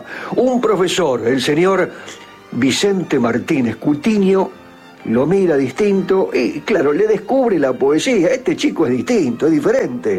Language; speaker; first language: Spanish; native; Spanish